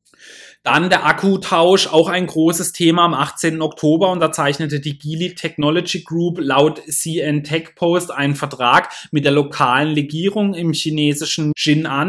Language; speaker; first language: German; native; German